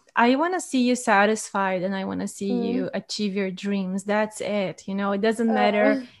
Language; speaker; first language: English; non-native, fluent; Portuguese